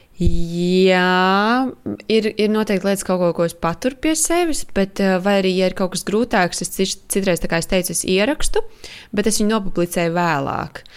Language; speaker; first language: Latvian; native; Latvian